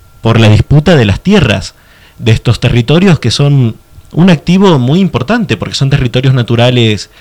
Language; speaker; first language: Spanish; native; Spanish